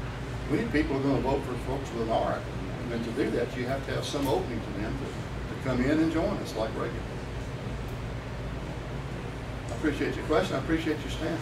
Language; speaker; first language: English; native; English